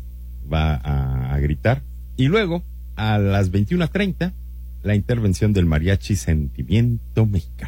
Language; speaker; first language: Spanish; native; Spanish